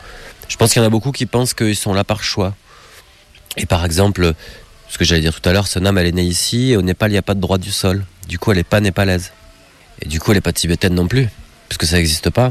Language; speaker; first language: French; native; French